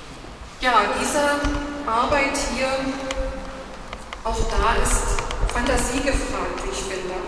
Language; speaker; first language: German; native; German